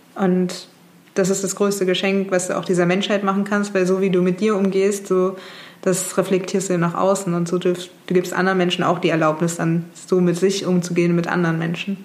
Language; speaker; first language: German; native; German